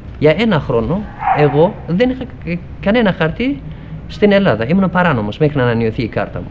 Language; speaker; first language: Greek; non-native, fluent; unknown